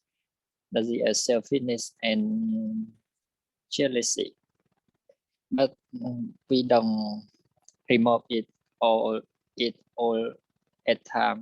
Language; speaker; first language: English; non-native, learner; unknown